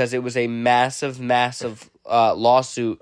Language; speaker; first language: English; native; English